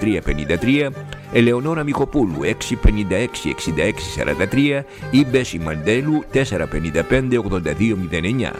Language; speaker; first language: Greek; native; Greek